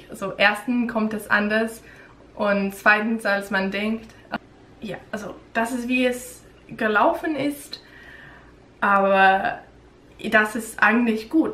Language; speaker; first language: German; non-native, learner; English